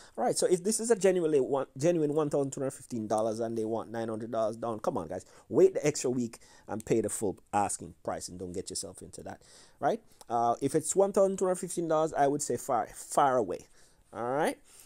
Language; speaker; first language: English; native; English